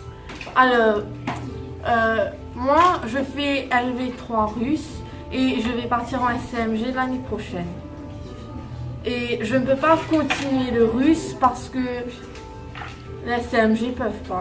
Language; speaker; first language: French; non-native, local second language; Morisyen